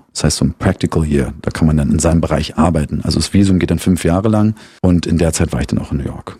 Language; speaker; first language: German; native; German